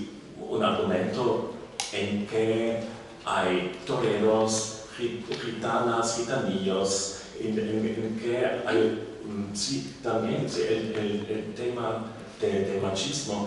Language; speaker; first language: Spanish; non-native, learner; German